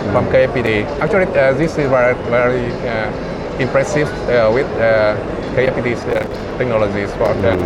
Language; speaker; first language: English; non-native, learner; Vietnamese